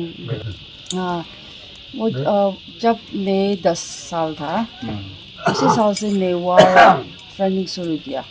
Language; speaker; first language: Hindi; non-native, local second language; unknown